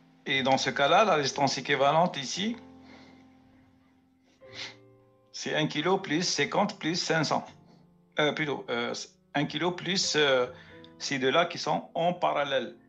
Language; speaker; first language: French; native; French